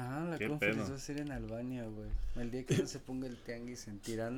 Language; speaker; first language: Spanish; native; Spanish